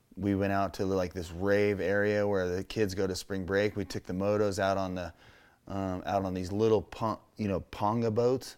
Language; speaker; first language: English; native; English